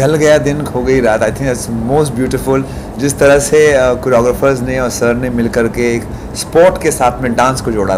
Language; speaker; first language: Hindi; native; Hindi